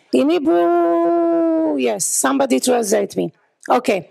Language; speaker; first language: English; non-native, learner; Hebrew